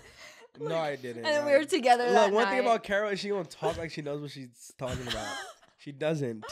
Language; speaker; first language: English; native; English